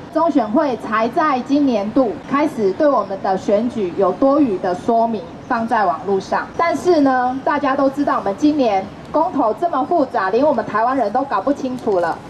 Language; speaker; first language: Chinese; native; Chinese